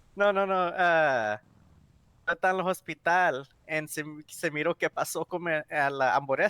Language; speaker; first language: Spanish; non-native, learner; English